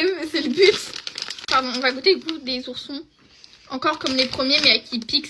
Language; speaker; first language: French; native; French